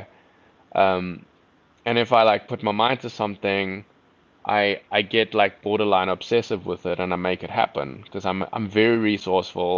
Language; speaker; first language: English; native; English